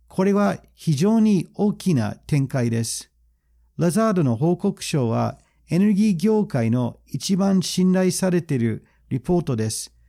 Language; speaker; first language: Japanese; non-native, fluent; English